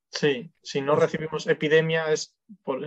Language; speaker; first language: Spanish; non-native, fluent; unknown